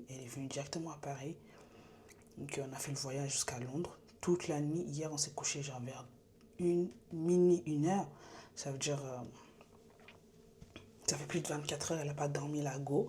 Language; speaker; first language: French; native; French